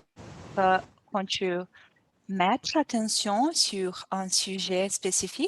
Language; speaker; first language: French; non-native, learner; Portuguese